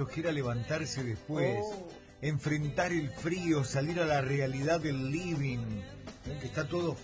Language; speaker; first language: Spanish; native; Spanish